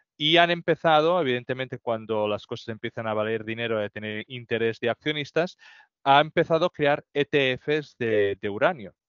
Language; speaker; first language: Spanish; native; Spanish